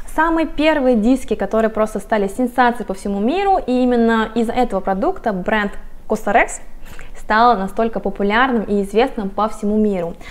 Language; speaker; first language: Russian; non-native, fluent; Korean